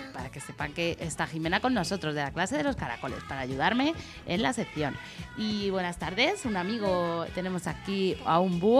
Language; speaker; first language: Spanish; native; Spanish